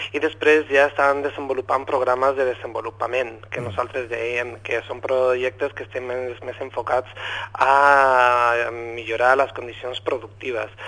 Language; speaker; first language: Catalan; non-native, local second language; Spanish